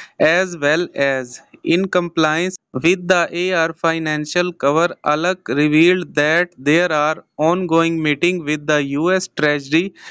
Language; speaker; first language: English; non-native, local second language; Urdu